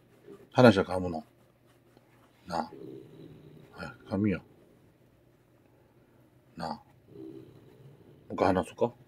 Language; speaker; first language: Japanese; native; Japanese